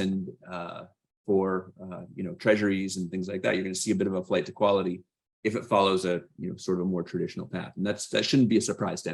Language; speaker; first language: English; native; English